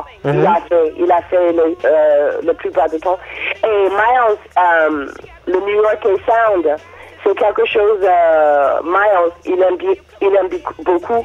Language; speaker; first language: French; non-native, learner; English